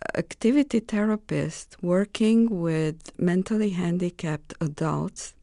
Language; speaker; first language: English; non-native, fluent; Romanian